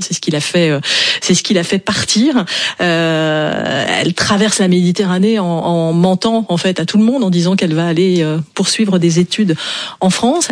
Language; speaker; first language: French; native; French